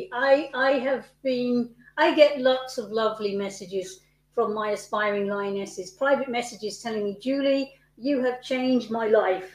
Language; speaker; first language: English; native; English